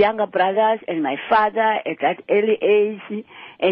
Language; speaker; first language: English; non-native, local second language; Xhosa